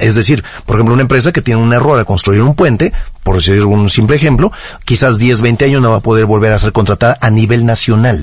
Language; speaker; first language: Spanish; native; Spanish